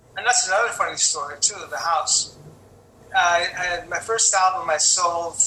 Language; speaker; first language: English; native; English